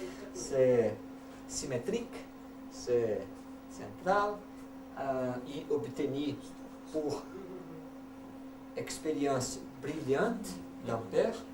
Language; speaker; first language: French; non-native, learner; Portuguese